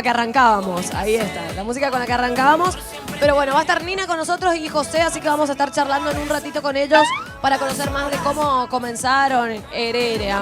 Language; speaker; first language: Spanish; native; Spanish